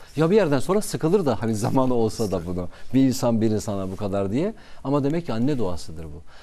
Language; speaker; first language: Turkish; non-native, local second language; Kurdish